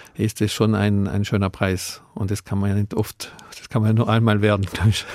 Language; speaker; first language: German; non-native, local second language; Swiss German